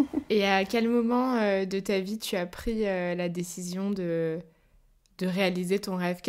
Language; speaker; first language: French; native; French